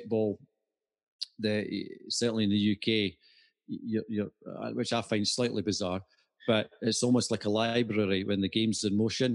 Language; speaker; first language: English; native; English